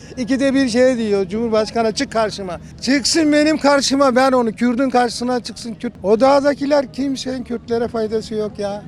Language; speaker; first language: Turkish; non-native, local second language; Kurdish